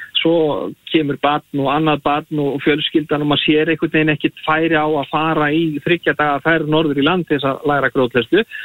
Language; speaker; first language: Icelandic; native; Icelandic